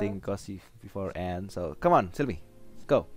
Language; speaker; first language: English; non-native, learner; Indonesian